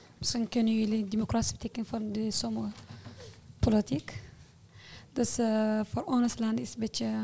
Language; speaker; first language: Dutch; non-native, learner; Tigrinya